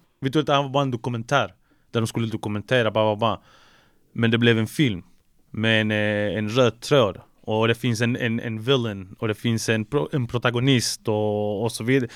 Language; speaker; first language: Swedish; early bilingual, other home language; Spanish